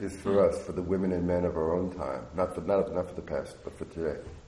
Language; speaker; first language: English; native; English